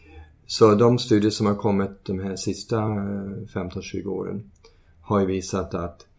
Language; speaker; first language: Swedish; early bilingual, heritage; Swedish